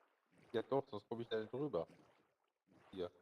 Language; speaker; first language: German; native; German